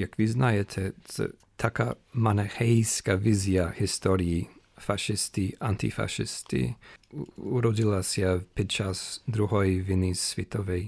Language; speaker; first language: Ukrainian; non-native, fluent; English